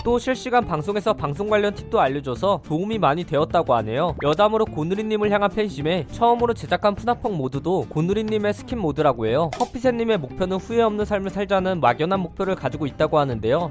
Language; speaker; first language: Korean; native; Korean